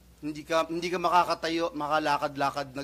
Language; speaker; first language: Filipino; native; Filipino